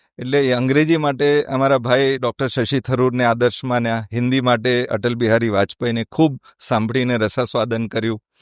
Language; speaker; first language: Gujarati; non-native, fluent; Malayalam